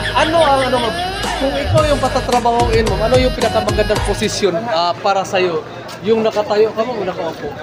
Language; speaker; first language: Filipino; native; Filipino